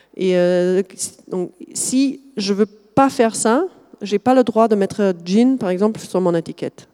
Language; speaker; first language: French; non-native, fluent; German